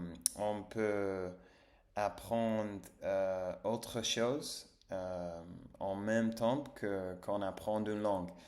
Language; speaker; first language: French; non-native, learner; English